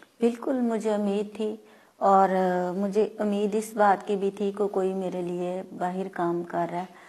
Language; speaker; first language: Urdu; non-native, local second language; Punjabi